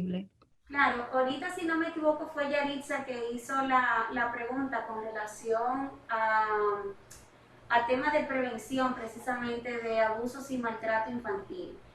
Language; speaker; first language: Spanish; native; Spanish